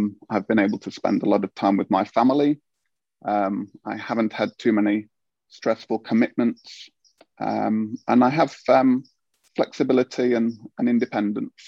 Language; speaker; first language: English; native; English